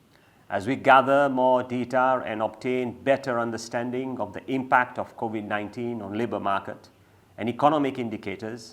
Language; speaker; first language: English; non-native, local second language; Seselwa Creole French